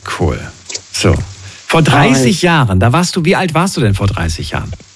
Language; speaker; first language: German; native; German